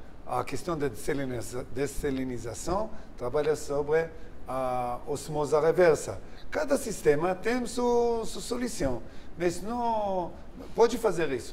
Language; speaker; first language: Portuguese; non-native, learner; Hebrew